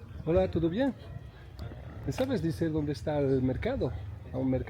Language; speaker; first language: Spanish; non-native, learner; Portuguese